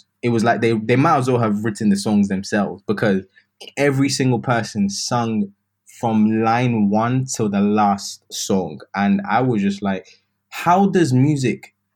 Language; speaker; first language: English; native; English